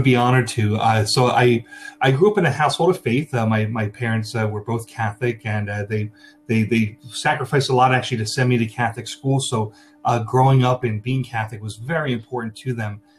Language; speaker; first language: English; native; English